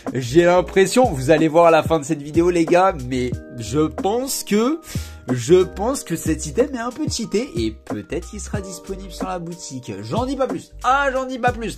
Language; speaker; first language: French; native; French